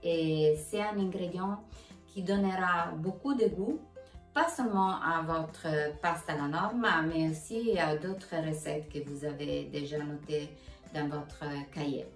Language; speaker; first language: French; non-native, fluent; Italian